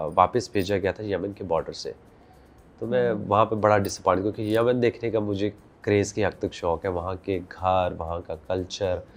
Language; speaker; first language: Urdu; native; Urdu